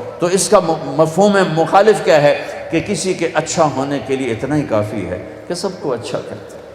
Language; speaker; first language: Urdu; non-native, local second language; Punjabi